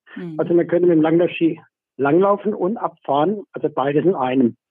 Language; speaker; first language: German; native; German